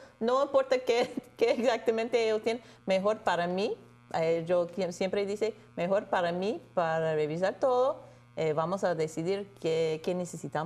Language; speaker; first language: Spanish; non-native, fluent; English